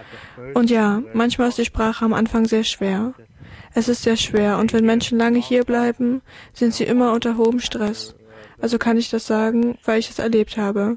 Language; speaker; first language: German; non-native, fluent; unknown